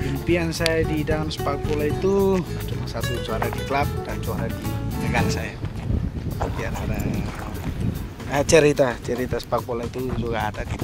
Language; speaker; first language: Indonesian; non-native, learner; Tetum